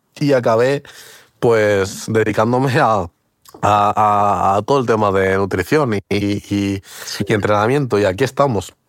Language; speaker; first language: Spanish; early bilingual, other home language; Portuguese